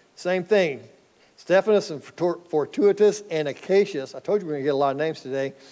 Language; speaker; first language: English; native; English